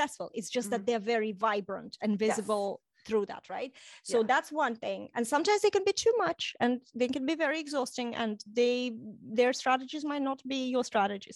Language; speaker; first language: English; non-native, fluent; Russian